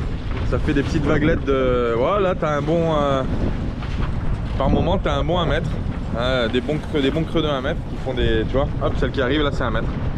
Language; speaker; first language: French; native; French